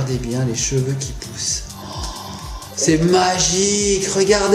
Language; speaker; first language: French; native; French